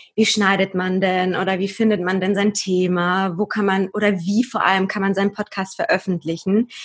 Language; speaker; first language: German; early bilingual, other home language; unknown